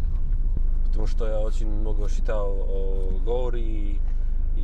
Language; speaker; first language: Russian; non-native, learner; Polish